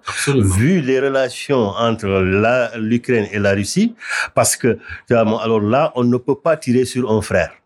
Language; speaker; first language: French; non-native, local second language; Wolof